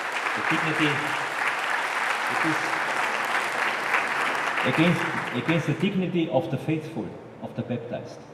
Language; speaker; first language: English; non-native, fluent; German